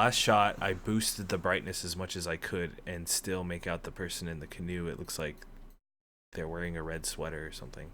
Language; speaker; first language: English; native; English